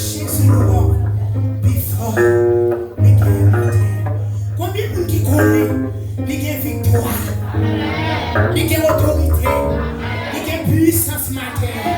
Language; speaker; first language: French; non-native, local second language; Haitian Creole